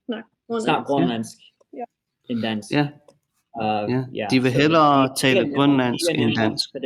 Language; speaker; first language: Danish; non-native, learner; English